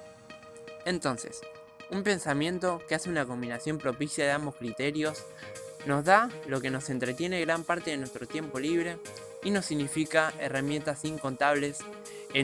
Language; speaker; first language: Spanish; native; Spanish